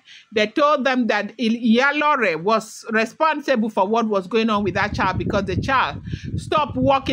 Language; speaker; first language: English; non-native, local second language; Yoruba